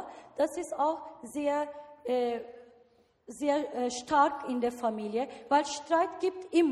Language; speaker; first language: German; non-native, learner; Turkish